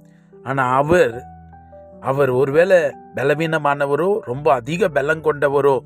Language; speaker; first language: Tamil; native; Tamil